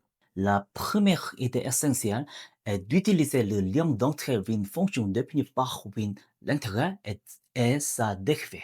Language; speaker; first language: French; non-native, learner; Korean